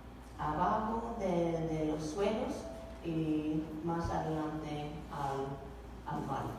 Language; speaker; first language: Spanish; non-native, learner; English